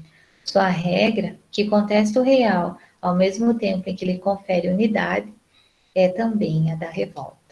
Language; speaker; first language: Portuguese; native; Portuguese